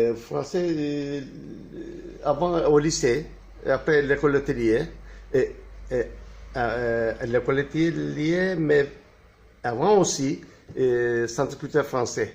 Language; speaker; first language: French; non-native, learner; Turkish